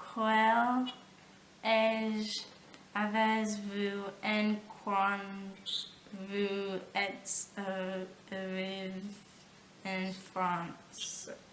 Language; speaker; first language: French; non-native, learner; English